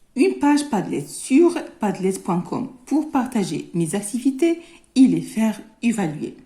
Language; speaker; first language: French; non-native, local second language; Arabic